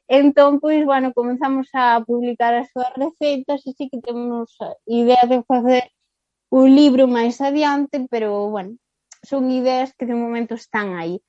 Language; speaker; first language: Galician; non-native, local second language; Spanish